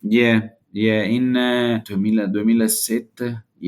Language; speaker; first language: English; non-native, learner; Italian